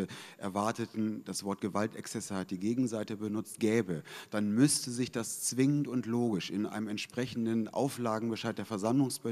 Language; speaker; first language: German; native; German